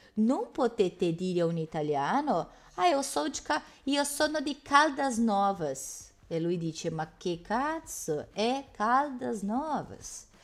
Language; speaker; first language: Italian; non-native, fluent; Portuguese